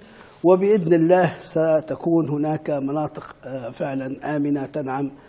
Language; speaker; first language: Arabic; native; Arabic